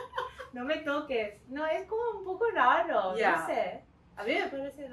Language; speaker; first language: Spanish; non-native, learner; Turkish